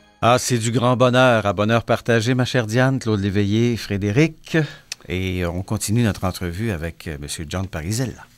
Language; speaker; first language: French; native; French